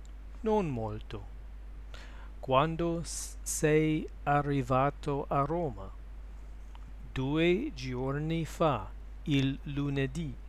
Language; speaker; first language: Italian; non-native, learner; English